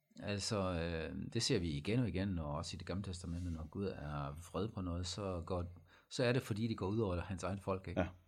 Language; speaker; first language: Danish; native; Danish